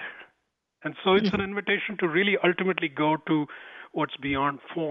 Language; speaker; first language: English; non-native, local second language; Tamil